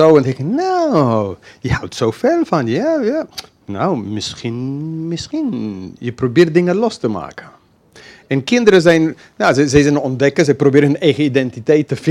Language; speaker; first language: Dutch; non-native, fluent; English